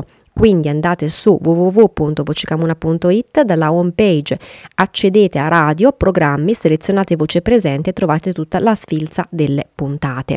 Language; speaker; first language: Italian; native; Italian